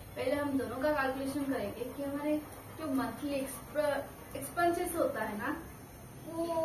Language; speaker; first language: Hindi; non-native, local second language; Odia